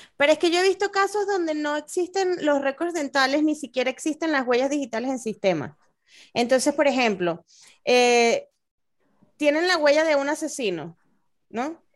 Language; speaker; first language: Spanish; native; Spanish